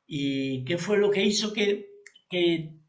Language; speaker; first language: Spanish; native; Spanish